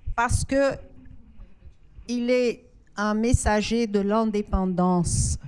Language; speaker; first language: French; non-native, fluent; Portuguese